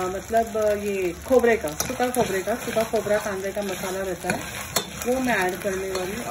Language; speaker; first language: Hindi; non-native, local second language; Marathi